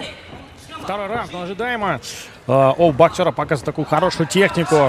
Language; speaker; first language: Russian; native; Russian